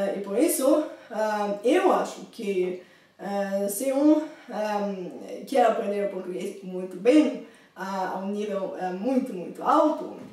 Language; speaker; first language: Portuguese; non-native, fluent; Bulgarian